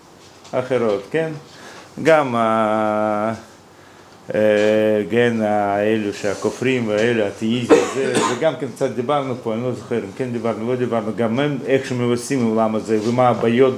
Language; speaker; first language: Hebrew; non-native, fluent; Russian